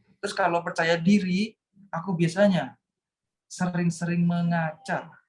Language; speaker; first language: Indonesian; non-native, local second language; Javanese